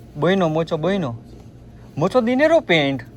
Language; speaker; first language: Spanish; non-native, learner; Gujarati